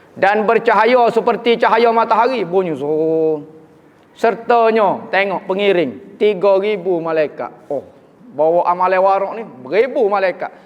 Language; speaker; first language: Malay; native; Malay